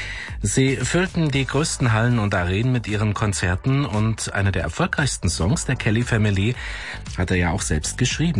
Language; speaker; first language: German; native; German